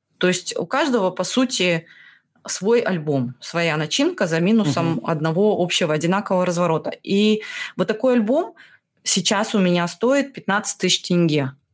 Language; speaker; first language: Russian; native; Russian